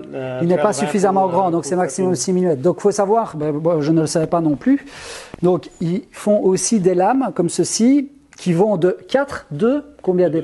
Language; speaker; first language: French; native; French